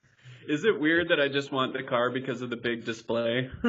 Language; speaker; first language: English; native; English